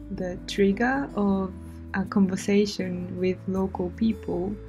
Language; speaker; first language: English; non-native, fluent; Japanese